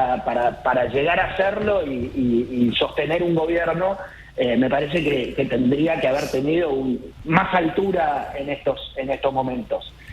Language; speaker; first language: Spanish; native; Spanish